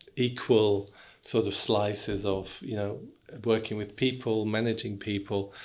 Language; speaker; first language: English; non-native, fluent; German